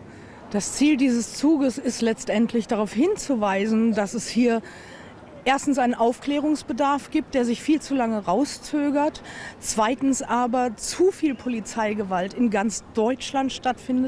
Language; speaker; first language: German; native; German